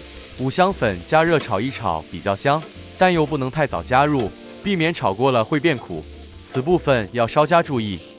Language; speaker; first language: Chinese; native; Chinese